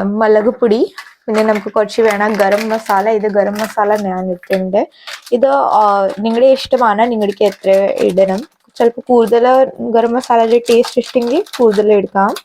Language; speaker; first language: Malayalam; non-native, local second language; Hindi